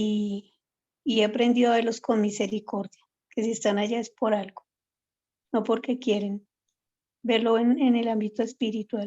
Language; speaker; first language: Spanish; native; Spanish